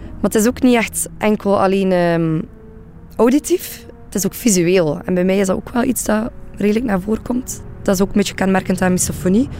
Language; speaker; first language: Dutch; native; Dutch